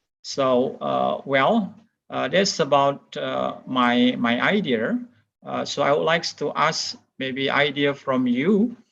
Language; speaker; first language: English; non-native, fluent; Indonesian